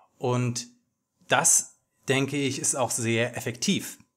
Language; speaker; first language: German; native; German